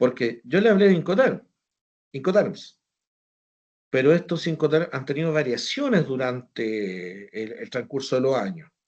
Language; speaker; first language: Spanish; native; Spanish